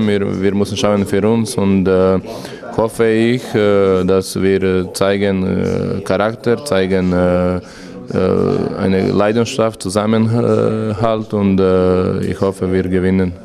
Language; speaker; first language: German; non-native, learner; Croatian